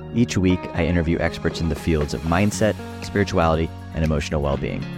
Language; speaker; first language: English; native; English